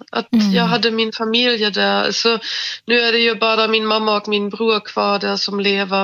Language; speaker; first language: Swedish; non-native, fluent; German